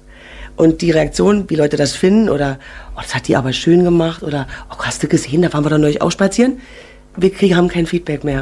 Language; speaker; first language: German; native; German